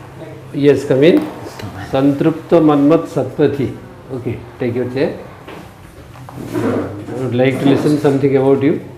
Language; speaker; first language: English; non-native, local second language; Odia